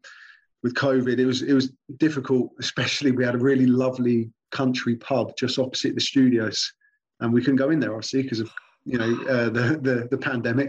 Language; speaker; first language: English; native; English